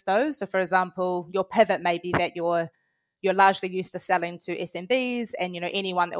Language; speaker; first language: English; native; English